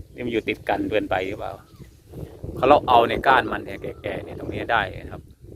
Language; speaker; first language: Thai; native; Thai